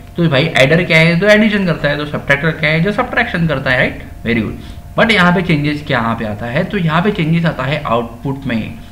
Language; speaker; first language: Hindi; non-native, local second language; Marathi